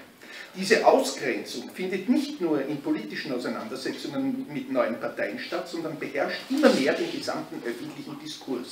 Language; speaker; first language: German; native; German